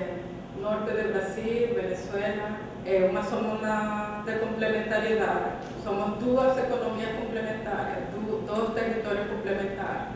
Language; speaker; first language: Portuguese; non-native, fluent; Spanish